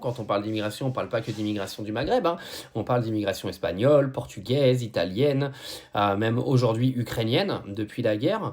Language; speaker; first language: French; native; French